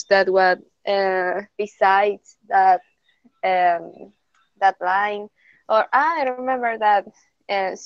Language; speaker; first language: English; non-native, learner; Spanish